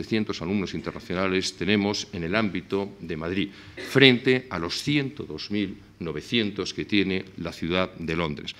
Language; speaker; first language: Spanish; native; Spanish